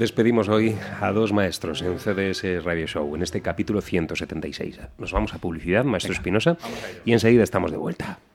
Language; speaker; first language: Spanish; native; Spanish